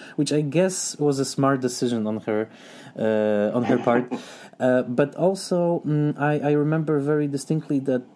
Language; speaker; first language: English; non-native, fluent; Polish